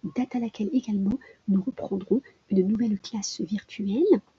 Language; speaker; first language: French; native; French